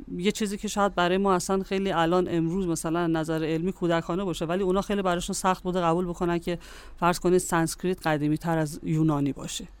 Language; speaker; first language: Persian; native; Persian